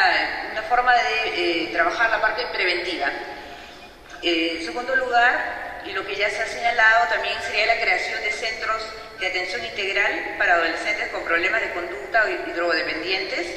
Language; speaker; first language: Spanish; native; Spanish